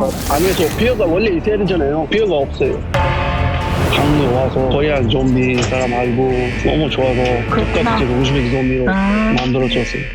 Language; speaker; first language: Korean; non-native, learner; Uzbek